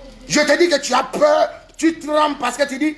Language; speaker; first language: French; non-native, local second language; Lingala